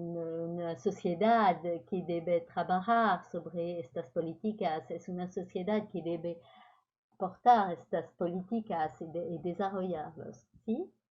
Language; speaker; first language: Spanish; non-native, learner; French